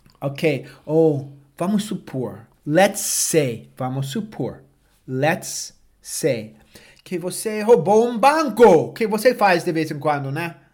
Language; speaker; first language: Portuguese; non-native, fluent; English